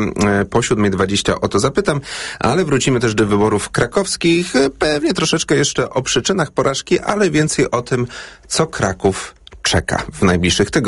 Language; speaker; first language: Polish; native; Polish